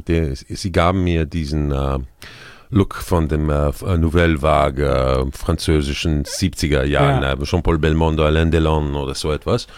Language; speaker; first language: German; non-native, fluent; Croatian